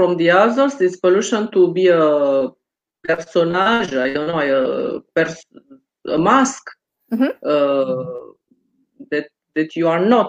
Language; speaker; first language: English; non-native, fluent; Romanian